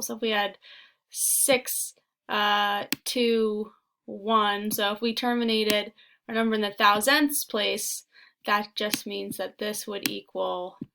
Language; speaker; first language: English; native; English